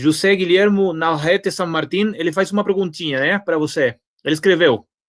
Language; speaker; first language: Portuguese; non-native, fluent; Spanish